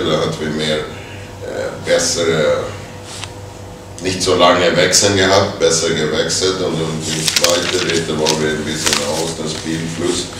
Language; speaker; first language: German; non-native, fluent; Swedish